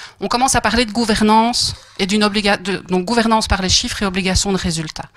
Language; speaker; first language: French; native; French